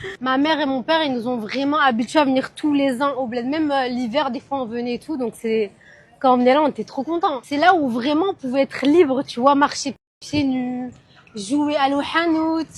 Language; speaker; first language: French; early bilingual, other home language; Arabic